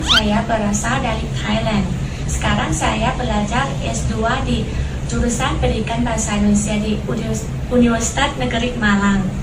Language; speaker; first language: Indonesian; non-native, learner; Thai